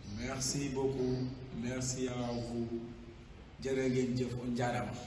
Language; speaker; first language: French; non-native, local second language; Fula